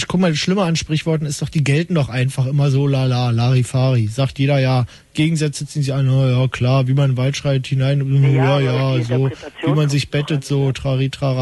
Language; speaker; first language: German; native; German